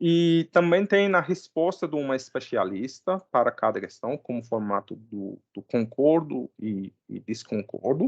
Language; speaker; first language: Portuguese; non-native, fluent; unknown